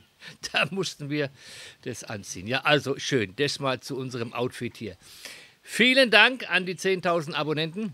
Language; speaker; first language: German; native; German